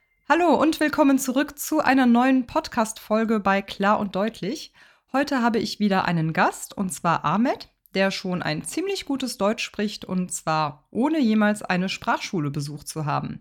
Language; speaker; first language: German; native; German